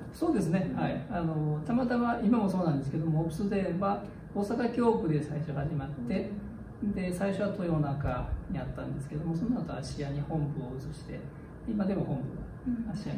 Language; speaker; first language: Japanese; native; Japanese